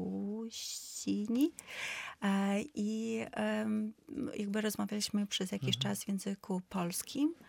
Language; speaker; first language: Polish; non-native, fluent; Ukrainian